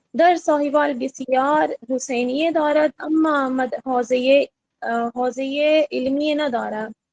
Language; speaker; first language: Persian; non-native, learner; Urdu